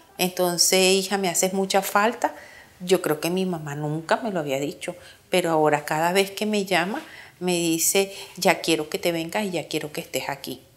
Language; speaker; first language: Spanish; native; Spanish